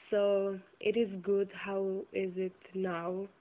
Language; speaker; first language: English; non-native, learner; Czech